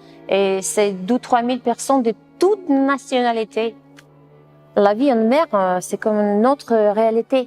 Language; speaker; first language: French; non-native, fluent; Russian